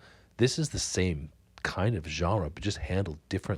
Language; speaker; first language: English; native; English